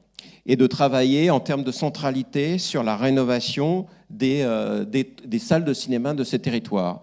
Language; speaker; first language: French; native; French